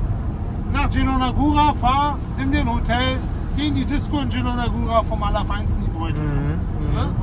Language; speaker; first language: German; native; German